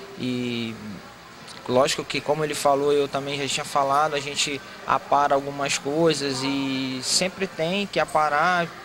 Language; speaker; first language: Portuguese; native; Portuguese